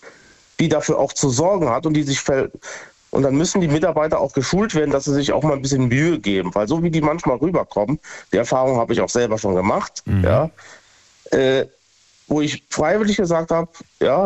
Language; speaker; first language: German; native; German